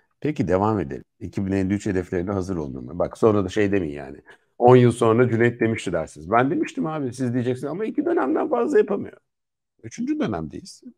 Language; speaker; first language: Turkish; native; Turkish